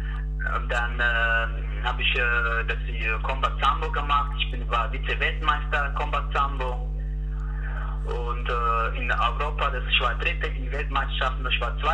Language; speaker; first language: German; non-native, learner; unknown